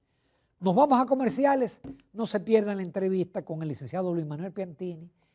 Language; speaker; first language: Spanish; native; Spanish